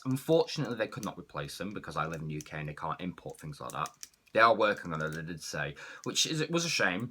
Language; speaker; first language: English; native; English